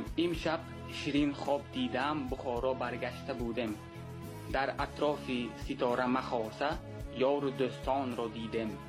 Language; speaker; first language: Persian; early bilingual, heritage; Tajik